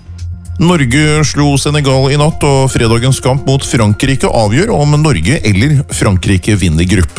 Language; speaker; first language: Norwegian; native; Norwegian